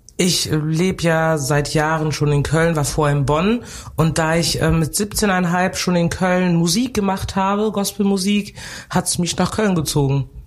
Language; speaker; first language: German; early bilingual, other home language; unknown